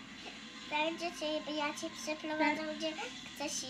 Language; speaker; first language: Polish; early bilingual, other home language; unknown